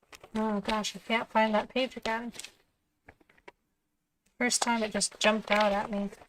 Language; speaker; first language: English; native; English